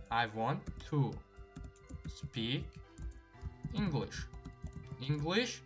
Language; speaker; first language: English; non-native, fluent; Tajik